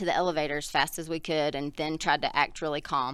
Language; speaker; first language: English; native; English